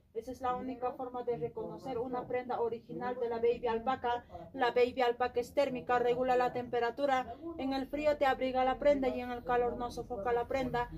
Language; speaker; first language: Spanish; non-native, local second language; Quechua